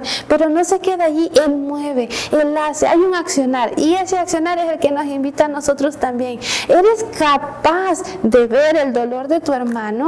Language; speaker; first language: Spanish; native; Spanish